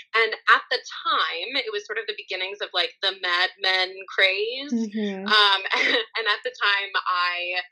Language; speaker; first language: English; native; English